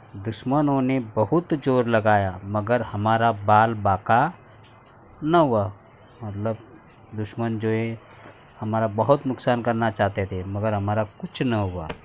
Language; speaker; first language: Hindi; non-native, local second language; Marathi